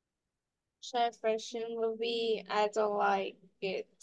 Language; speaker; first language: English; non-native, learner; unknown